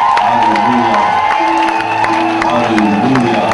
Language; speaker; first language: French; non-native, local second language; Lingala